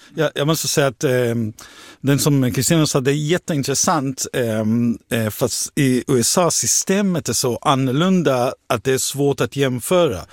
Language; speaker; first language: Swedish; non-native, fluent; Hebrew